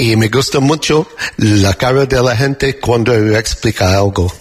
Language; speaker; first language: Spanish; non-native, learner; English